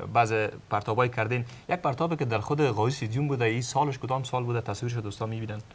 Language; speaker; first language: Persian; native; Persian